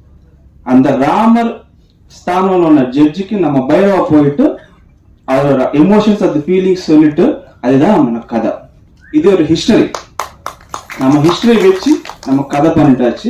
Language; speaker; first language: Tamil; non-native, learner; Telugu